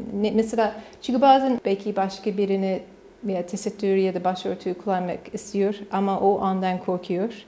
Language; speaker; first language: Turkish; non-native, learner; English